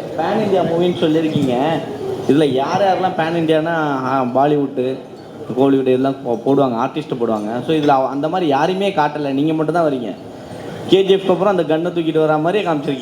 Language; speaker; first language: Tamil; native; Tamil